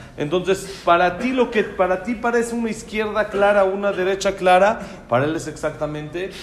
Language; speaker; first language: Spanish; native; Spanish